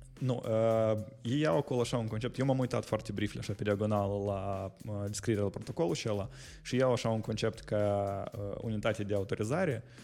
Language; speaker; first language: Romanian; native; Romanian